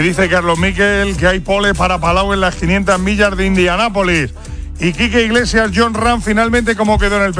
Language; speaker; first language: Spanish; native; Spanish